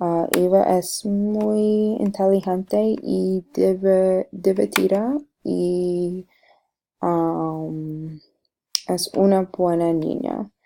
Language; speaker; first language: Spanish; non-native, learner; English